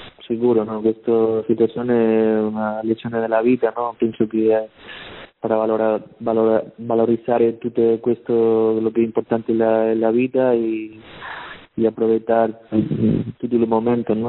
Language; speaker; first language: Italian; non-native, learner; Spanish